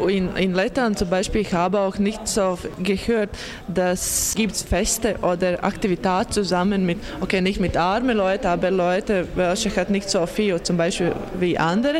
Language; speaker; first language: German; non-native, learner; Latvian